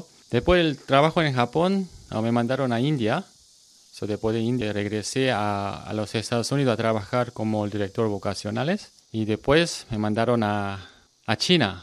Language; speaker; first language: Spanish; non-native, learner; Korean